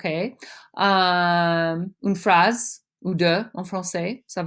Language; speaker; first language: French; non-native, fluent; English